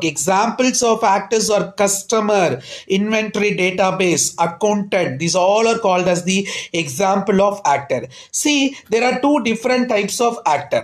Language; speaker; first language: English; non-native, local second language; Tamil